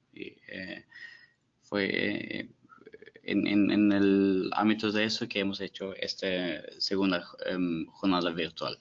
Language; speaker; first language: Spanish; non-native, fluent; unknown